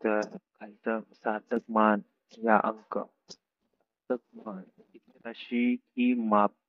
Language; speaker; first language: Hindi; non-native, local second language; Marathi